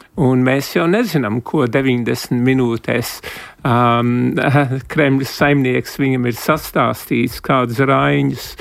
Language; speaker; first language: Latvian; early bilingual, heritage; Latvian